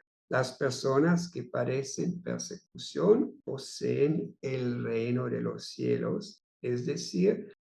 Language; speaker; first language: Spanish; non-native, fluent; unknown